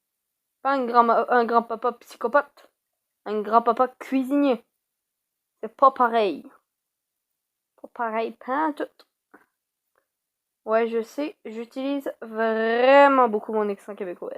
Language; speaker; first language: French; native; French